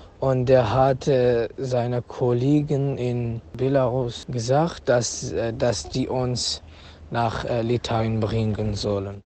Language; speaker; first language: German; non-native, learner; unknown